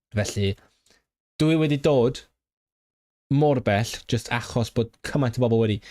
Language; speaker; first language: Welsh; non-native, fluent; Cantonese